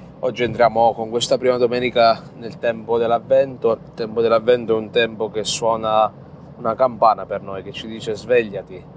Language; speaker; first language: Italian; native; Italian